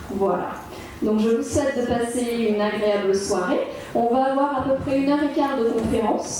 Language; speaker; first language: French; native; French